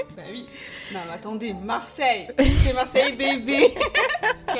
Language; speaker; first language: French; native; French